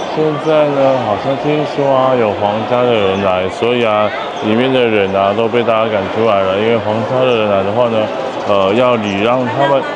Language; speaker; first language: Chinese; native; Chinese